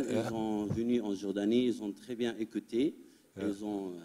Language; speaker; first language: French; non-native, fluent; Arabic